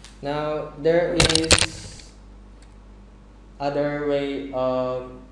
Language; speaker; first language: English; non-native, fluent; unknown